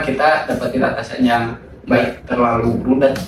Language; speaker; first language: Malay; non-native, local second language; Sundanese